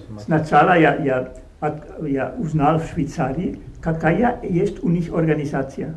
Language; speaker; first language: Russian; non-native, learner; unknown